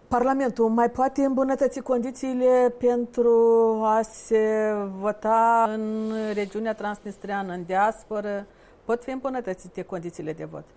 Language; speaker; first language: Romanian; native; Romanian